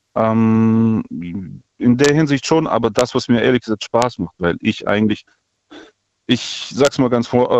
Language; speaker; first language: German; non-native, fluent; Russian